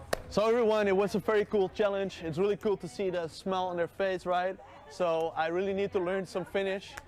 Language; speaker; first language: English; non-native, fluent; Dutch